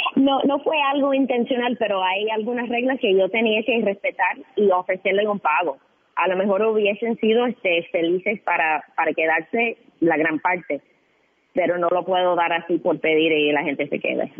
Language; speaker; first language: Spanish; non-native, fluent; English